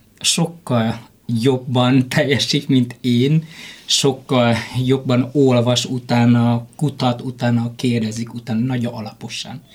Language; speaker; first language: Hungarian; non-native, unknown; Vietnamese